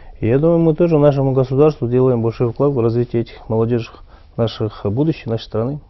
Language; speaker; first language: Russian; non-native, local second language; Kyrgyz